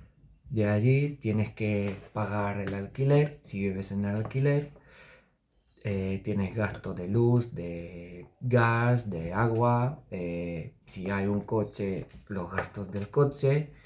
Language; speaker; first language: Spanish; non-native, fluent; Romanian